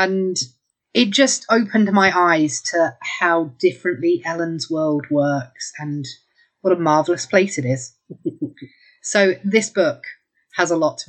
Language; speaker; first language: English; native; English